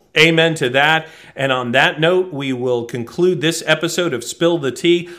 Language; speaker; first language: English; native; English